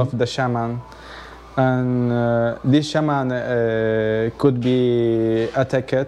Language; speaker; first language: English; non-native, learner; Spanish